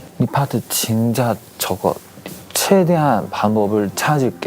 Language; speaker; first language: Korean; non-native, learner; Chinese